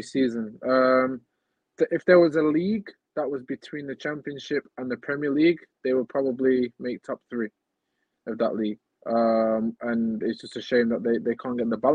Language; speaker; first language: English; native; English